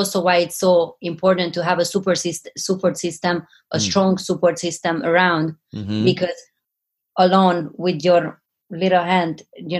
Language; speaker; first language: English; non-native, fluent; Hungarian